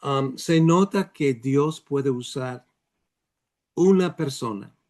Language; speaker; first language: Spanish; non-native, fluent; Dutch